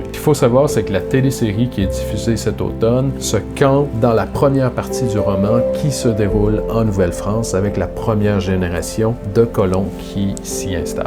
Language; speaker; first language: French; native; French